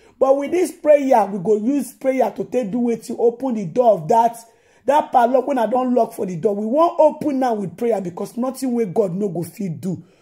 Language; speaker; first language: Nigerian Pidgin; non-native, local second language; Yoruba